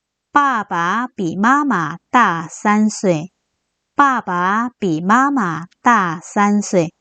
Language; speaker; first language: Chinese; non-native, fluent; Korean